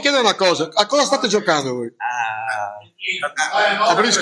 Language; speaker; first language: Italian; native; Italian